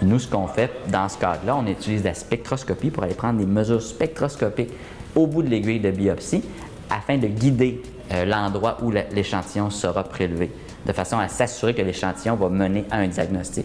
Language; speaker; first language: French; native; French